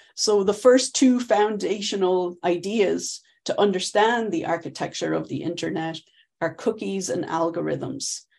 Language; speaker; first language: English; native; English